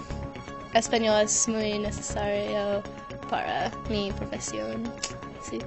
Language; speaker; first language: Spanish; non-native, learner; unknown